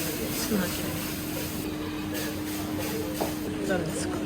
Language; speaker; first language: Japanese; non-native, learner; Korean